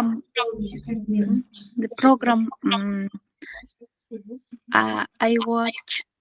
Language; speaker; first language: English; non-native, learner; Kazakh